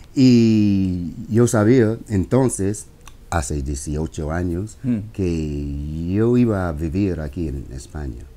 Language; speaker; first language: Spanish; non-native, learner; English